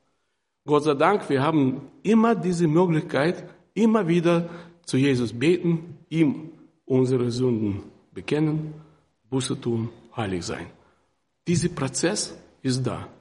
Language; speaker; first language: German; non-native, fluent; Russian